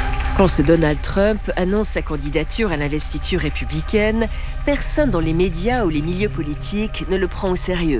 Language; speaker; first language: French; native; French